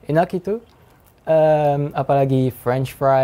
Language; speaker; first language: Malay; non-native, fluent; French